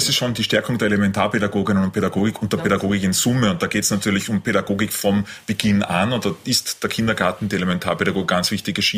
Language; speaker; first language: German; native; German